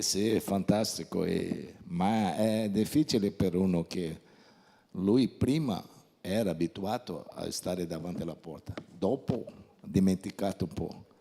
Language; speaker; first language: Italian; non-native, fluent; Portuguese